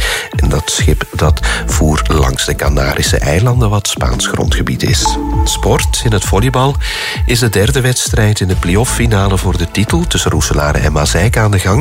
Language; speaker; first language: Dutch; native; Dutch